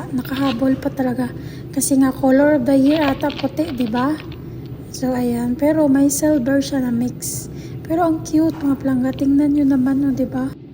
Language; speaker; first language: Filipino; non-native, local second language; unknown